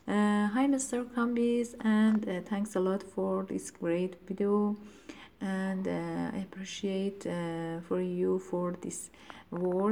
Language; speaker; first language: English; non-native, learner; Persian